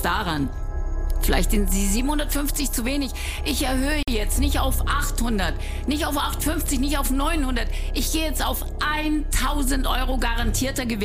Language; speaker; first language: German; native; German